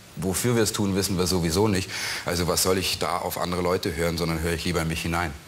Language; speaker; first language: German; native; German